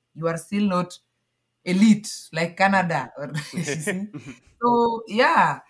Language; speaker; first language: English; non-native, local second language; Luo (Kenya and Tanzania)